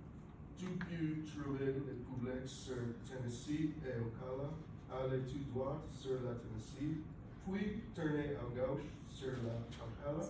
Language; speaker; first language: French; non-native, learner; English